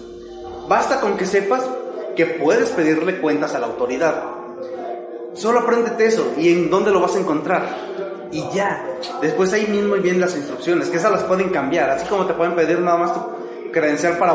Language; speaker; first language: Spanish; native; Spanish